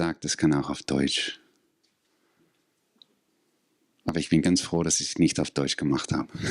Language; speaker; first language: German; non-native, fluent; Dutch